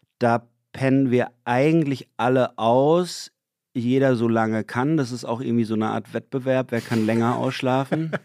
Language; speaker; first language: German; native; German